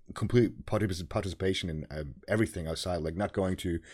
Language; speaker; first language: English; non-native, fluent; German